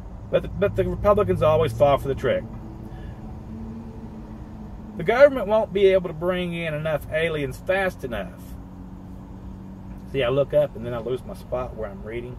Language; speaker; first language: English; native; English